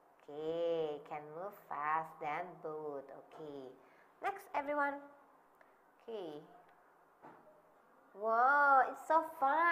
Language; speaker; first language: English; non-native, learner; Indonesian